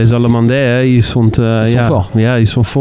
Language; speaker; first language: French; non-native, learner; Dutch